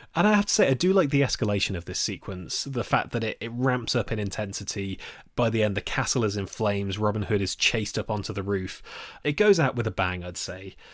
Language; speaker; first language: English; native; English